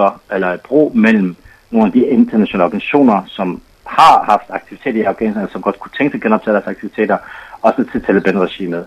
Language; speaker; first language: Danish; non-native, fluent; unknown